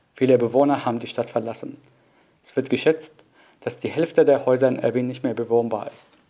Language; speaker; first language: German; non-native, fluent; Arabic